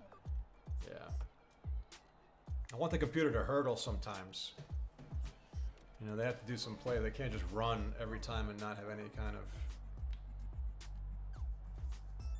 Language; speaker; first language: English; native; English